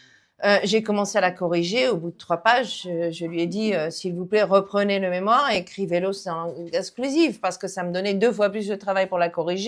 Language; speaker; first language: French; non-native, fluent; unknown